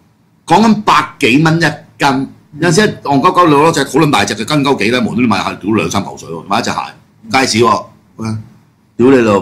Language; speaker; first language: Cantonese; native; Cantonese